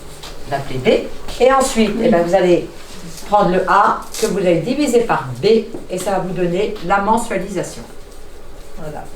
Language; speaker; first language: French; native; French